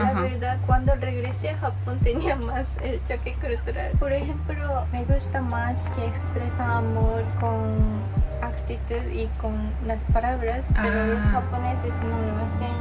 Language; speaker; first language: Spanish; non-native, fluent; Japanese